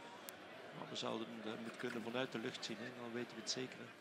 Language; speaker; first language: Dutch; native; Dutch